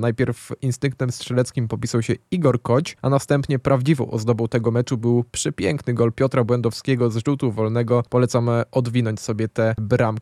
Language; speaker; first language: Polish; native; Polish